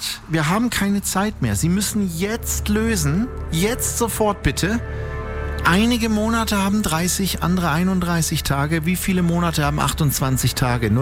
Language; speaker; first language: German; native; German